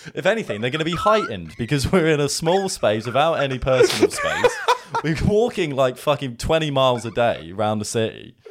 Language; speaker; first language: English; native; English